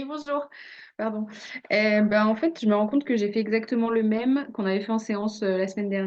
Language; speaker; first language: French; native; French